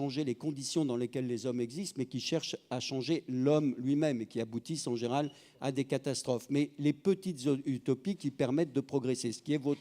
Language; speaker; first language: French; native; French